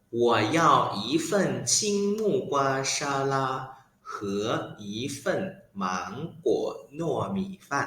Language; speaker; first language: Chinese; non-native, fluent; Thai